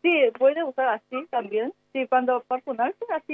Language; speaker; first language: Spanish; non-native, learner; Korean